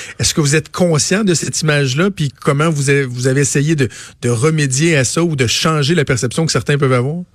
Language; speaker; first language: French; native; French